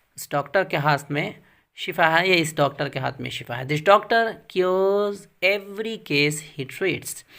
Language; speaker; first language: Urdu; native; Urdu